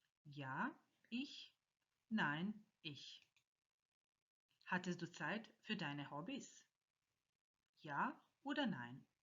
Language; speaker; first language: German; non-native, fluent; Croatian